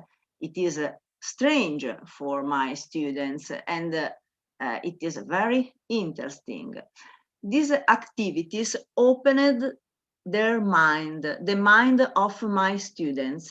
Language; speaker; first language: English; non-native, learner; Italian